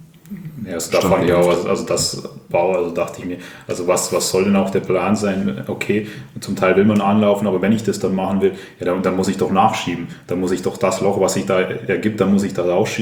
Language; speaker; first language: German; native; German